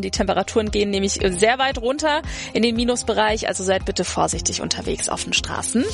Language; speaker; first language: German; native; German